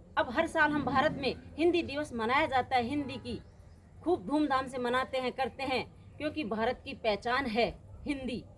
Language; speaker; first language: Hindi; native; Hindi